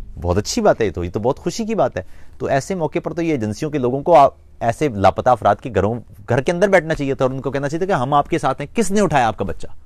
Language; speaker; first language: Urdu; non-native, local second language; Punjabi